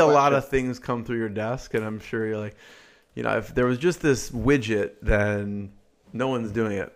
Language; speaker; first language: English; native; English